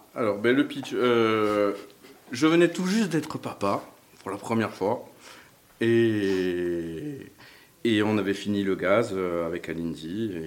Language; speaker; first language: French; native; French